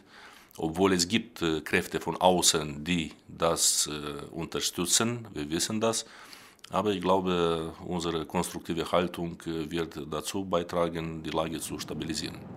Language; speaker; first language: German; non-native, fluent; Romanian